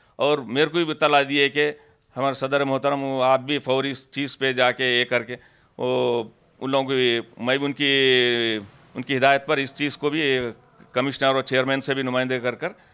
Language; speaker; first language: Hindi; non-native, local second language; Urdu